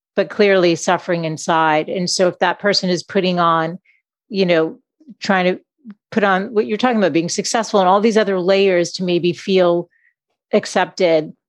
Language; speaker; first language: English; native; English